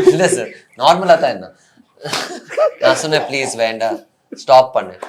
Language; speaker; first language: Tamil; non-native, fluent; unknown